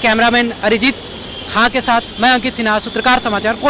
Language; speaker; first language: Hindi; native; Hindi